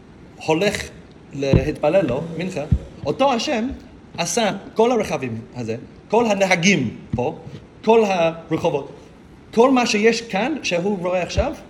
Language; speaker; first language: Hebrew; non-native, fluent; English